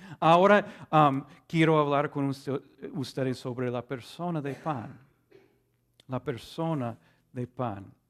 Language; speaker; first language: Spanish; non-native, fluent; English